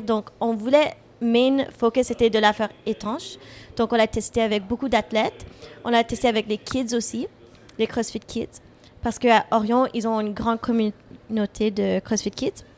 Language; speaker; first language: French; non-native, fluent; English